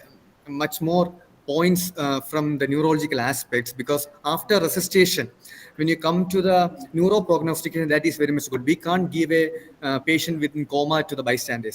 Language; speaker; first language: English; non-native, local second language; Malayalam